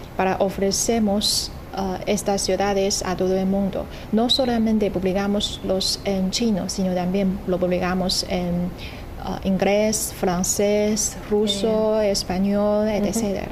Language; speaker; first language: Spanish; non-native, fluent; Chinese